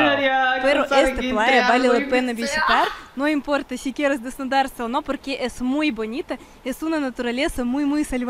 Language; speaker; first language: Spanish; non-native, fluent; Russian